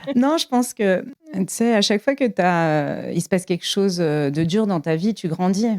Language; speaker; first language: French; native; French